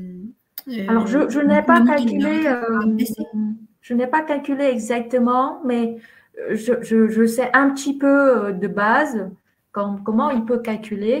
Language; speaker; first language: French; non-native, fluent; Vietnamese